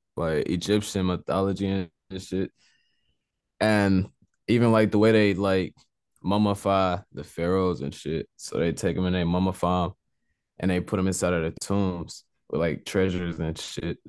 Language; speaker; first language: English; native; English